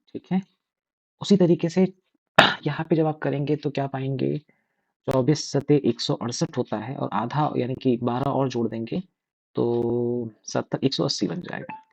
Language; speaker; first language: Hindi; native; Hindi